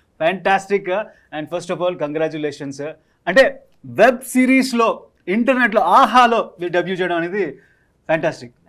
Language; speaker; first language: Telugu; native; Telugu